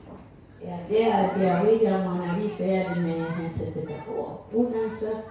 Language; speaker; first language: Danish; non-native, learner; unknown